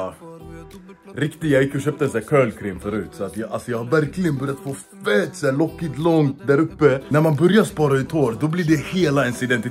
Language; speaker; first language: Swedish; native; Swedish